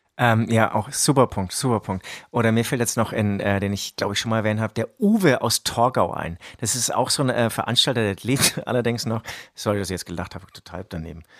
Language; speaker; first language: German; native; German